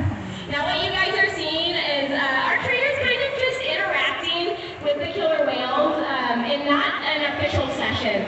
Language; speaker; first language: English; native; English